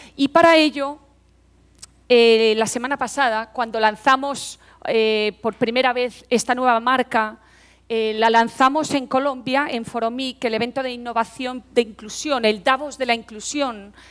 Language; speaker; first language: Spanish; native; Spanish